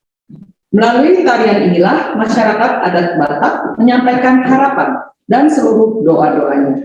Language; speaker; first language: Indonesian; native; Indonesian